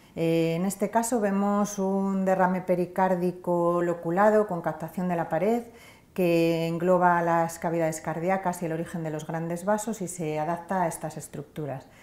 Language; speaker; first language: Spanish; native; Spanish